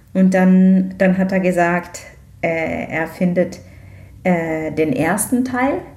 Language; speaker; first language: German; non-native, learner; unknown